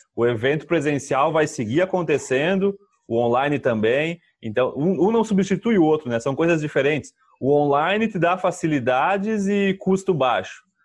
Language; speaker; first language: Portuguese; native; Portuguese